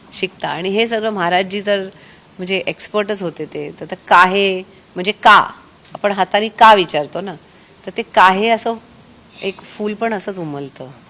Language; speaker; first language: Marathi; native; Marathi